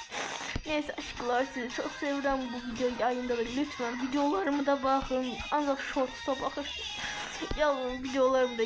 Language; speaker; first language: Turkish; non-native, local second language; Azerbaijani